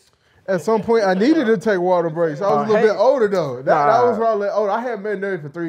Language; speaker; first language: English; native; English